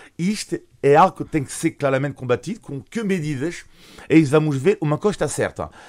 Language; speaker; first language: Portuguese; non-native, fluent; French